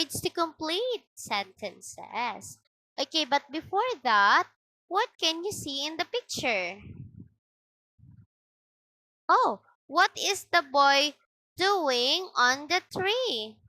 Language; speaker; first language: English; non-native, local second language; Filipino